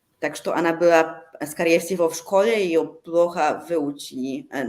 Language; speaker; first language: Russian; non-native, learner; Polish